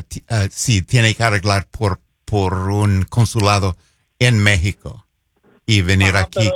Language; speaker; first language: Spanish; non-native, fluent; English